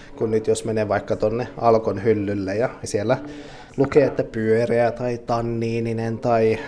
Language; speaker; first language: Finnish; native; Finnish